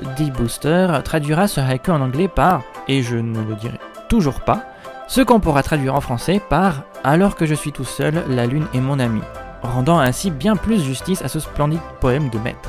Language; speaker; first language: French; native; French